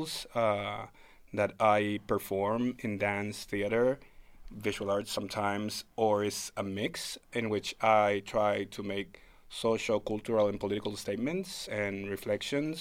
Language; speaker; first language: English; non-native, fluent; Spanish